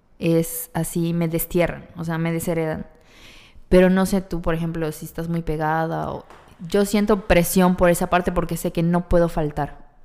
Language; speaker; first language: Spanish; native; Spanish